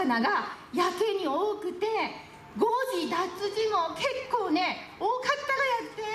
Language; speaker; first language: Japanese; native; Japanese